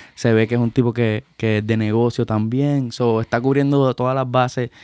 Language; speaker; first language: Spanish; native; Spanish